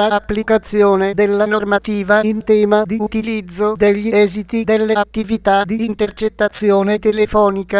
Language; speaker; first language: Italian; native; Italian